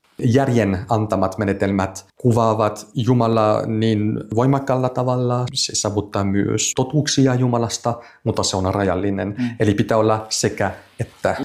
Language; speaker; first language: Finnish; non-native, fluent; French